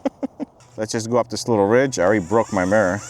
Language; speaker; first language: English; native; English